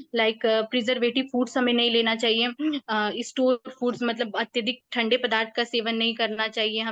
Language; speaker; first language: Hindi; native; Hindi